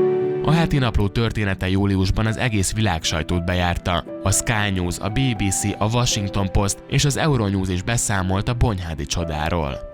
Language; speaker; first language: Hungarian; native; Hungarian